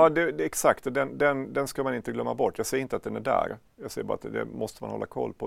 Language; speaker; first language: Swedish; native; Swedish